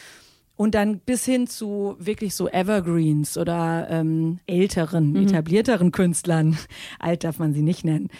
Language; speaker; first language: German; native; German